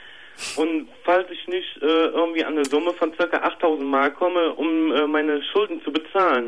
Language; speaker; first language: German; native; German